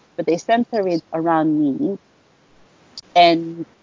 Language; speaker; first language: English; non-native, fluent; Spanish